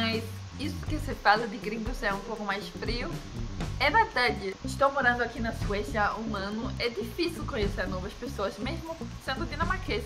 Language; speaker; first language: Portuguese; non-native, fluent; Danish